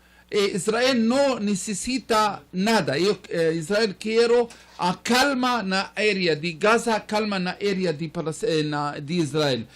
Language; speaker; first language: Spanish; non-native, learner; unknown